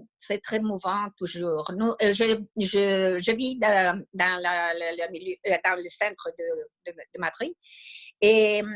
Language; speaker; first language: French; non-native, fluent; Spanish